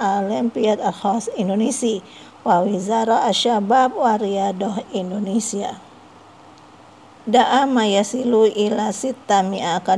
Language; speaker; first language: Arabic; non-native, fluent; Indonesian